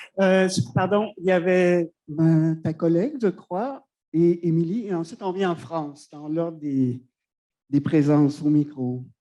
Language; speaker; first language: French; native; French